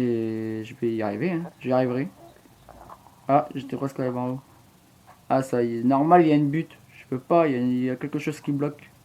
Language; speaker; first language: French; native; French